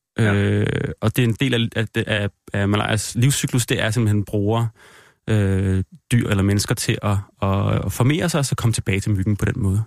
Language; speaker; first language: Danish; native; Danish